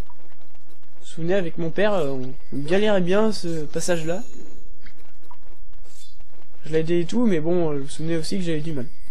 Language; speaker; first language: French; native; French